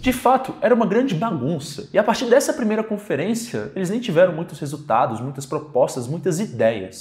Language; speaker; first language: Portuguese; native; Portuguese